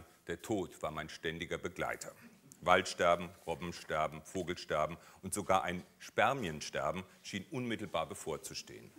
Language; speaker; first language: German; native; German